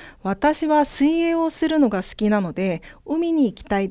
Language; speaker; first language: Japanese; non-native, fluent; Korean